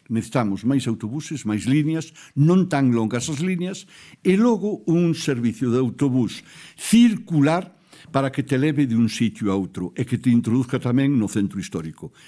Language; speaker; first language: Galician; native; Galician